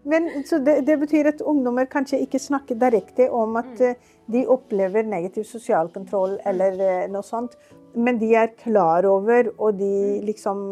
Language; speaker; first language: Norwegian; non-native, fluent; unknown